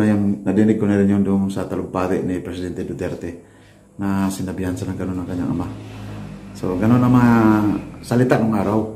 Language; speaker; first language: Filipino; non-native, local second language; Waray